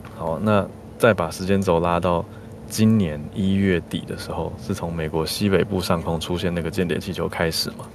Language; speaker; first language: Chinese; native; Chinese